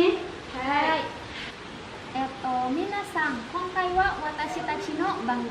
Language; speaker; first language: Japanese; non-native, learner; Indonesian